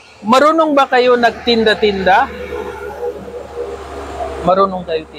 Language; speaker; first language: Filipino; non-native, learner; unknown